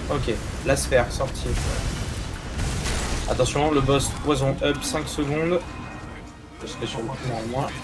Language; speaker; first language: French; native; French